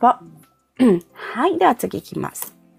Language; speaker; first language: Japanese; non-native, fluent; Filipino